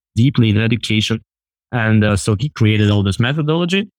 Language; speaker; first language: English; non-native, fluent; Russian